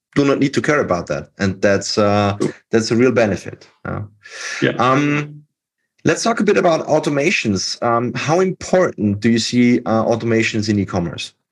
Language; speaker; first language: English; non-native, fluent; German